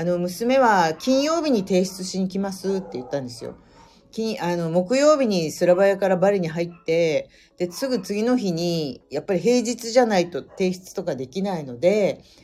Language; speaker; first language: Japanese; native; Japanese